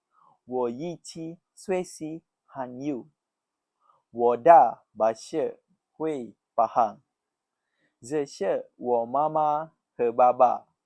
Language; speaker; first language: Chinese; non-native, learner; Malay